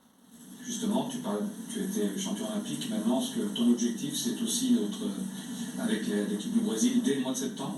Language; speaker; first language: French; native; French